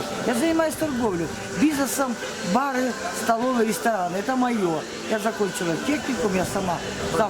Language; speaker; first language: Russian; native; Russian